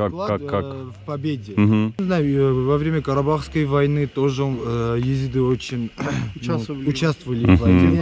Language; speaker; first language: Russian; non-native, local second language; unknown